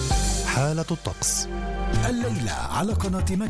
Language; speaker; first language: Arabic; native; Arabic